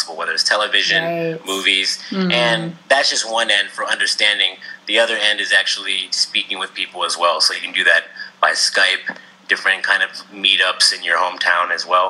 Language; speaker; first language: English; native; English